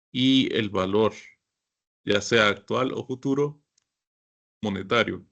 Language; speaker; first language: Spanish; native; Spanish